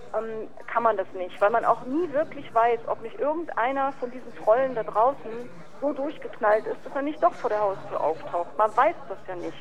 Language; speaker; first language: German; native; German